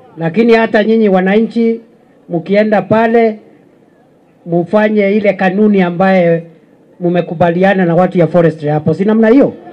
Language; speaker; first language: Swahili; non-native, local second language; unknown